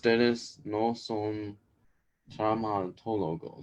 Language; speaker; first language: Spanish; non-native, learner; English